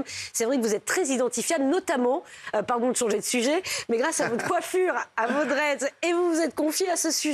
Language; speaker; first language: French; native; French